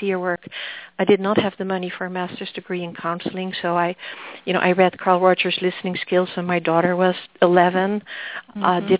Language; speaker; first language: English; non-native, fluent; Dutch